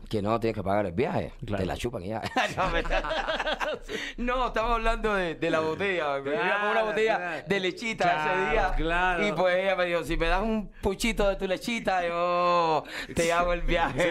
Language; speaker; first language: Spanish; native; Spanish